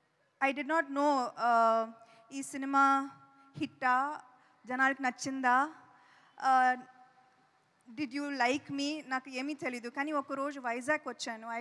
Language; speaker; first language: Telugu; non-native, fluent; Tamil